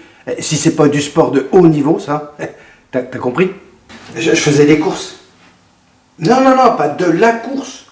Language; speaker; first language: French; native; French